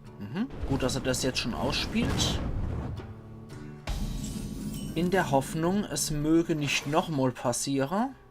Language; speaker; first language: German; native; German